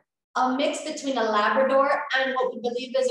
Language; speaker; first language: English; early bilingual, other home language; Spanish